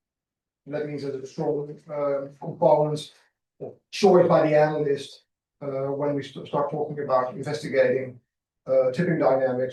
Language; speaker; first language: English; non-native, fluent; Dutch